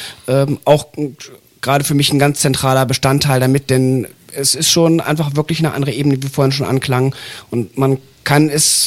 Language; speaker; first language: German; native; German